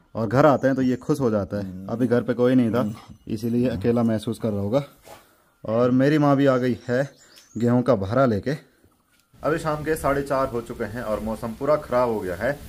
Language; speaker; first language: Hindi; non-native, local second language; Garhwali